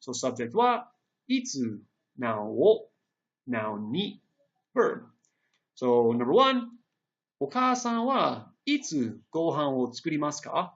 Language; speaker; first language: Japanese; non-native, fluent; English